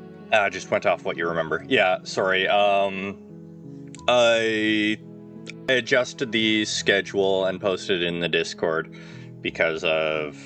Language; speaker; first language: English; native; English